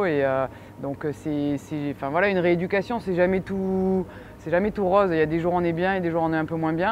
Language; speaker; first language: French; native; French